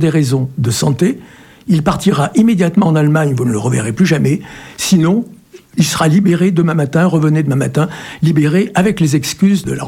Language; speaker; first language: French; native; French